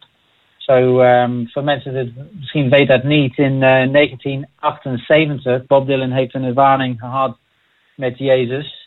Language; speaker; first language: Dutch; non-native, fluent; English